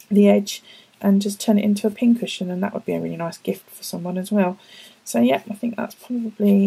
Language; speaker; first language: English; native; English